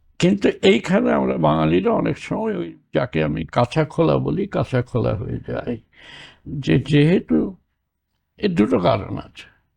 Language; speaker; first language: Bangla; native; Bangla